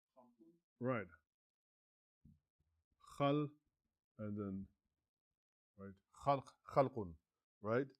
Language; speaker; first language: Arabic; non-native, fluent; English